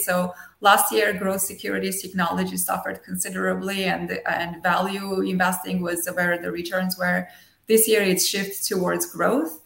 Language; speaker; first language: English; non-native, fluent; Armenian